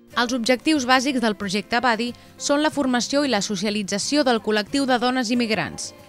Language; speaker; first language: Catalan; native; Catalan